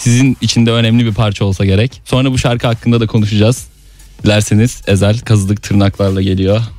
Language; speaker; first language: Turkish; native; Turkish